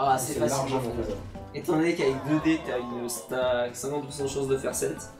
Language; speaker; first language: French; native; French